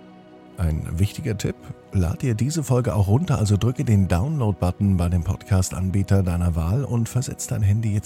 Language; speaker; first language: German; native; German